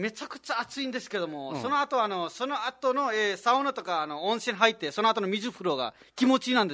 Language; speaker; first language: Japanese; non-native, fluent; Nepali